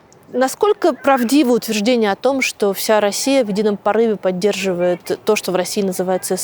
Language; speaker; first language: Russian; native; Russian